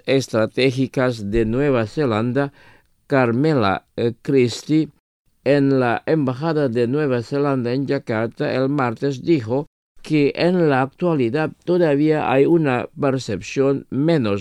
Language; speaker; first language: Spanish; non-native, fluent; Indonesian